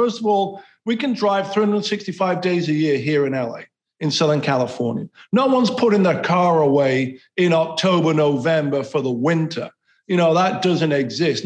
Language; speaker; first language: English; native; English